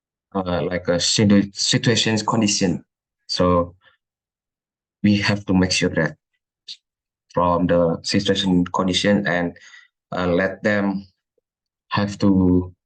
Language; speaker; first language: English; non-native, learner; Indonesian